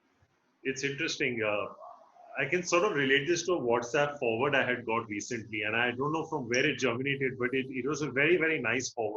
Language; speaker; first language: English; non-native, local second language; Hindi